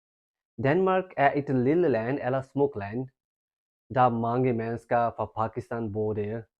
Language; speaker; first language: Swedish; non-native, learner; Urdu